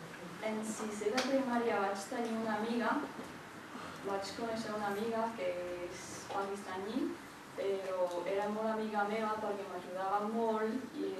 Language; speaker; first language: Catalan; early bilingual, other home language; Chinese